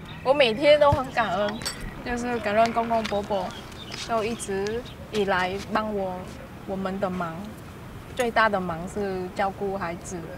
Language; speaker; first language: Chinese; non-native, fluent; Vietnamese